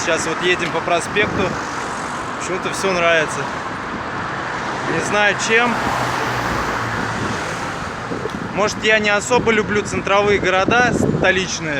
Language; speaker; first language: Russian; native; Russian